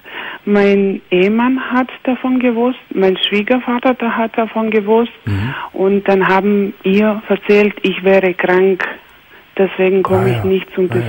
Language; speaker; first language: German; non-native, fluent; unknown